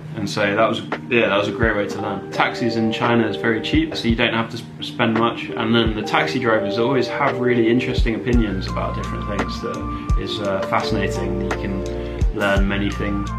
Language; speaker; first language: English; native; English